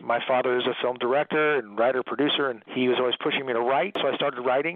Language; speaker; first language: English; native; English